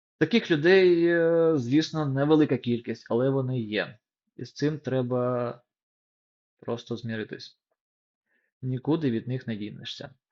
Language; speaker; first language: Ukrainian; non-native, local second language; Russian